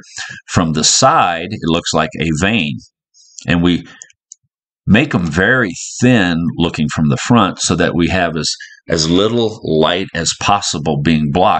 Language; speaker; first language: English; native; English